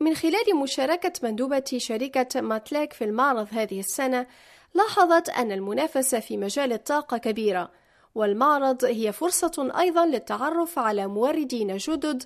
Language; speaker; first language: Arabic; native; Arabic